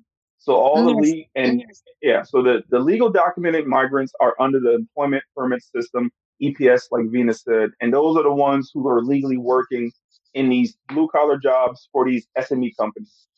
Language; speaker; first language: English; native; English